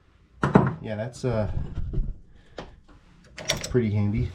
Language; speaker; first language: English; native; English